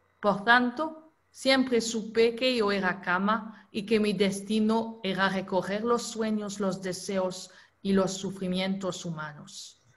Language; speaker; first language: Spanish; non-native, fluent; French